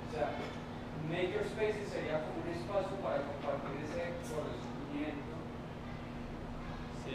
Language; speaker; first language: Spanish; native; Spanish